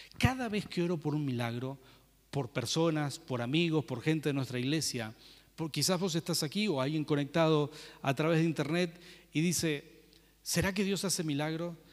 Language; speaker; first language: Spanish; native; Spanish